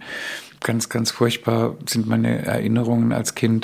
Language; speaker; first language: German; early bilingual, other home language; Spanish